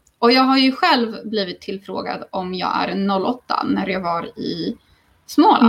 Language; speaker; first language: Swedish; non-native, fluent; Polish